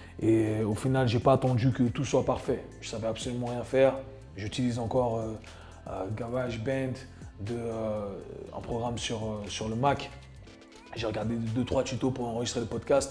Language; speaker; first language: French; native; French